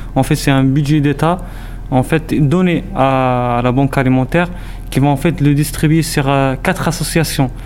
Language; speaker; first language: French; non-native, local second language; Arabic